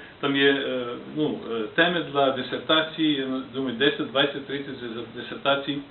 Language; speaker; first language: Ukrainian; early bilingual, heritage; Ukrainian